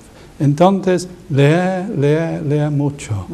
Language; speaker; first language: Spanish; non-native, learner; English